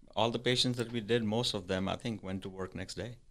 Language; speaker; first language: English; non-native, local second language; Urdu